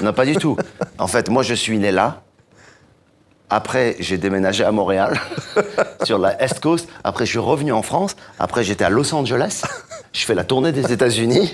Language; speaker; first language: French; native; French